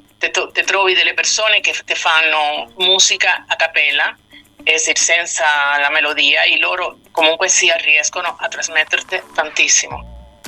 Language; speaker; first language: Italian; non-native, fluent; Spanish